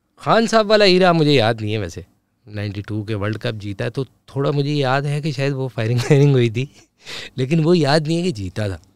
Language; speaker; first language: Urdu; native; Urdu